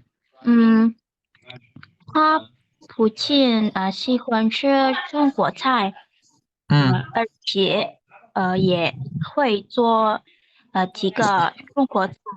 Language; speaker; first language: Chinese; non-native, learner; Indonesian